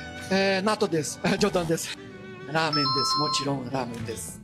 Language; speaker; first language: Japanese; non-native, learner; Portuguese